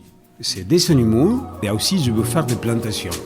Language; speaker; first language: French; non-native, fluent; Spanish